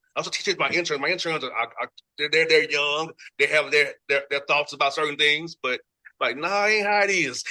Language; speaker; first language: English; native; English